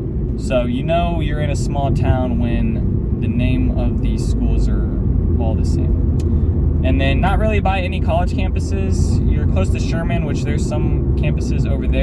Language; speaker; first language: English; native; English